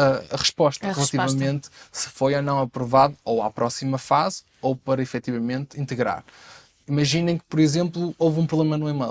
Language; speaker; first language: Portuguese; native; Portuguese